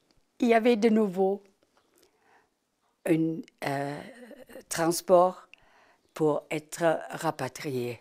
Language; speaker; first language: French; non-native, fluent; German